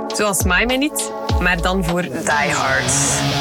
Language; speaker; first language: Dutch; native; Dutch